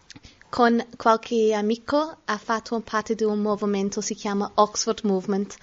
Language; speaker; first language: Italian; non-native, learner; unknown